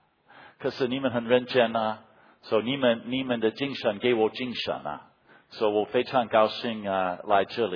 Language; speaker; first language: Chinese; non-native, fluent; English